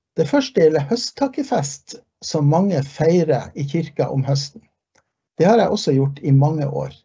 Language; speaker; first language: Norwegian; early bilingual, heritage; Norwegian